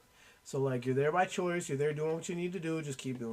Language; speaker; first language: English; native; English